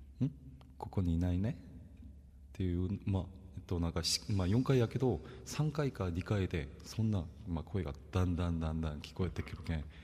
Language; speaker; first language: Japanese; non-native, fluent; Korean